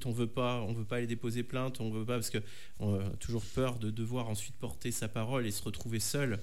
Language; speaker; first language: French; native; French